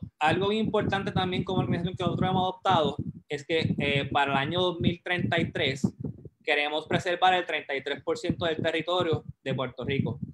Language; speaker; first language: Spanish; native; Spanish